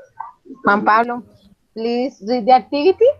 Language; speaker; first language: English; non-native, learner; Spanish